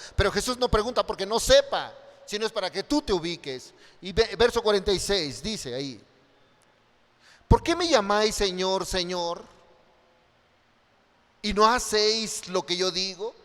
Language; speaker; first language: Spanish; native; Spanish